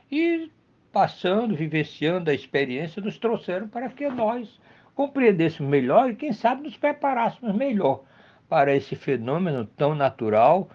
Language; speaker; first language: Portuguese; native; Portuguese